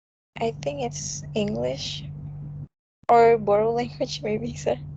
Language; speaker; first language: English; non-native, fluent; Indonesian